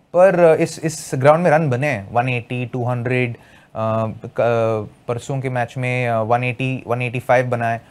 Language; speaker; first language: Hindi; non-native, local second language; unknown